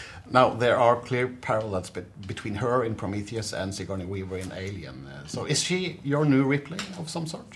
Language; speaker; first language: English; non-native, fluent; Norwegian